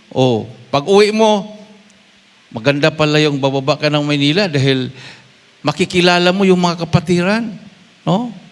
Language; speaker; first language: Filipino; non-native, local second language; Cebuano